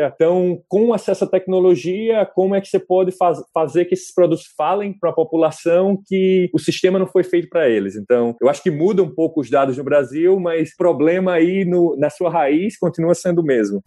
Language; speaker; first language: Portuguese; native; Portuguese